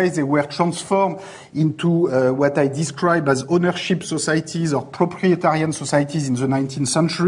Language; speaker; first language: English; non-native, fluent; French